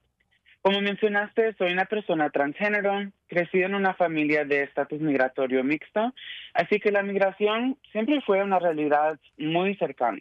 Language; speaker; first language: Spanish; early bilingual, heritage; Spanish